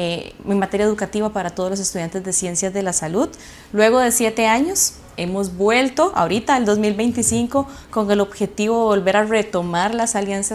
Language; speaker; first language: Spanish; native; Spanish